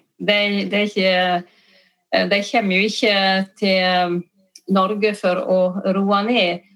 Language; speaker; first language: Norwegian; native; Norwegian